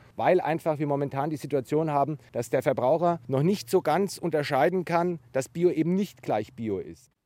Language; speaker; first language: German; native; German